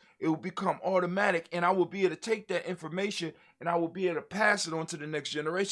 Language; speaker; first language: English; native; English